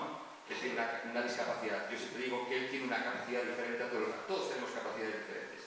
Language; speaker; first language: Spanish; native; Spanish